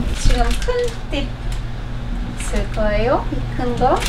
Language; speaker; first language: Korean; non-native, learner; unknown